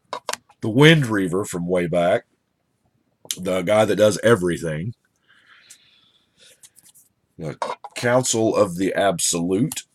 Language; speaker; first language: English; native; English